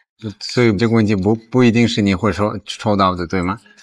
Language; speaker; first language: Chinese; non-native, fluent; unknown